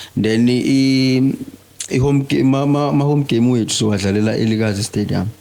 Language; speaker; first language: Zulu; non-native, local second language; Swati